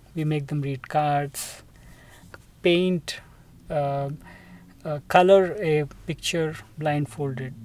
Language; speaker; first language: English; non-native, local second language; Telugu